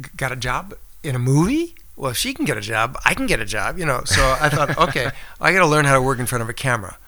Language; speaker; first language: English; native; English